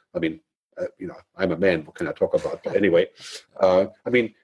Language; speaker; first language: English; non-native, fluent; German